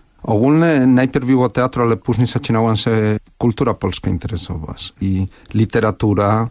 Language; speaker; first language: Polish; non-native, fluent; Spanish